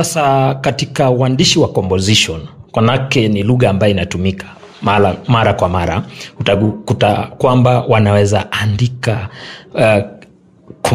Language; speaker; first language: Swahili; non-native, local second language; Kalenjin